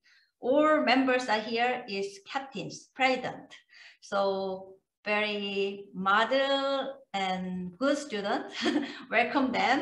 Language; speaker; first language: English; non-native, learner; Korean